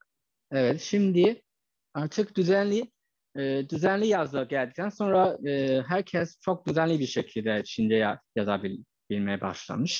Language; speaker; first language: Turkish; non-native, fluent; Chinese